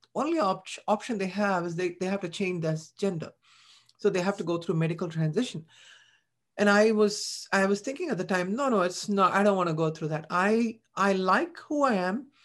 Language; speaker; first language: English; non-native, local second language; Tamil